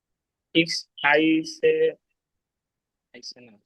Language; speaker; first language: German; non-native, learner; Bangla